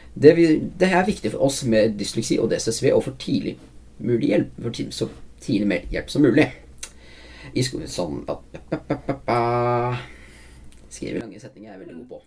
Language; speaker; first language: Norwegian; native; Norwegian